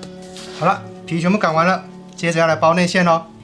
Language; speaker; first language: Chinese; native; Chinese